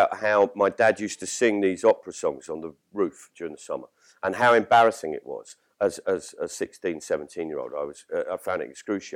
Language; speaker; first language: English; native; English